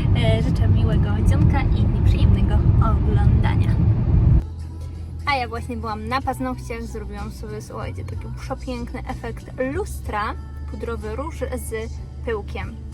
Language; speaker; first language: Polish; native; Polish